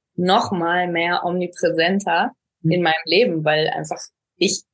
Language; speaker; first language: German; native; German